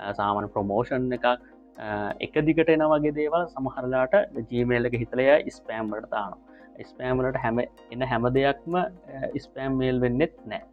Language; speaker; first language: Sinhala; native; Sinhala